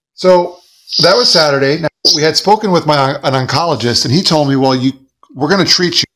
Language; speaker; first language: English; native; English